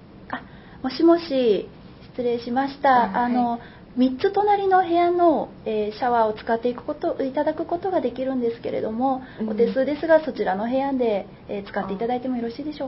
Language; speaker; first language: Japanese; native; Japanese